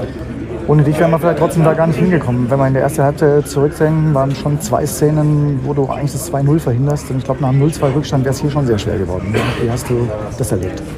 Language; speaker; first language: German; native; German